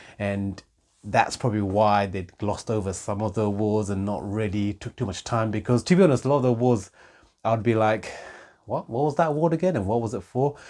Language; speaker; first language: English; native; English